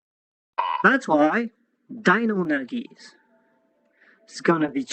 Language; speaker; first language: English; native; English